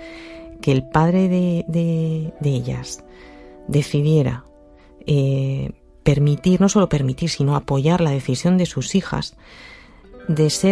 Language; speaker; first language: Spanish; native; Spanish